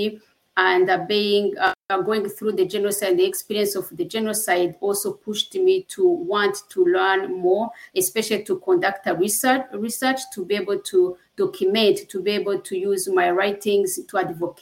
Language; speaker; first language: English; non-native, local second language; Kinyarwanda